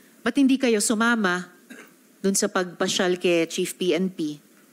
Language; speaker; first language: Filipino; native; Filipino